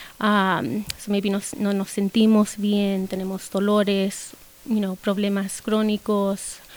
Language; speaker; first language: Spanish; early bilingual, heritage; Spanish